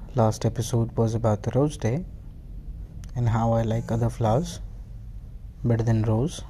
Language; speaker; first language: English; non-native, local second language; Hindi